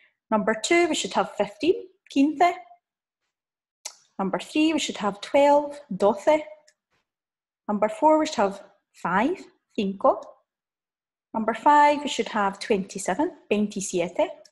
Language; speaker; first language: English; native; English